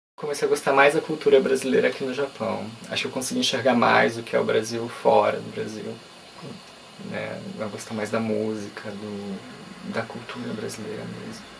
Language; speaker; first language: Portuguese; native; Portuguese